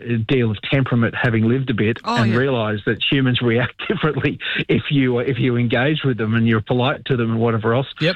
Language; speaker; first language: English; native; English